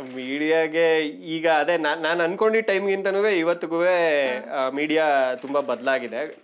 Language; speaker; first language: Kannada; native; Kannada